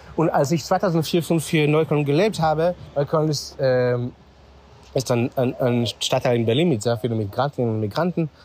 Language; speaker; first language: German; non-native, fluent; Hebrew